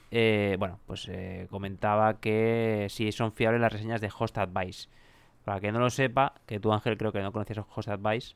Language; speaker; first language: Spanish; native; Spanish